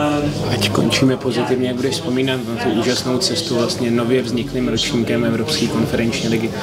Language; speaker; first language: Czech; native; Czech